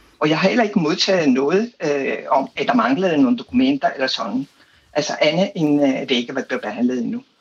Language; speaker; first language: Danish; non-native, fluent; Italian